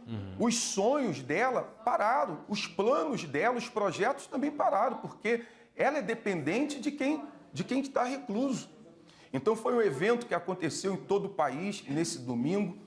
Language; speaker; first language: Portuguese; native; Portuguese